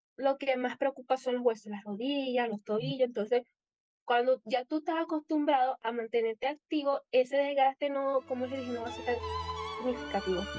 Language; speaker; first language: Spanish; native; Spanish